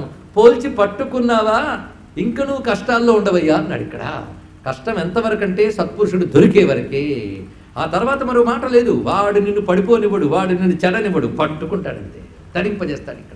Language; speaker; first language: Telugu; native; Telugu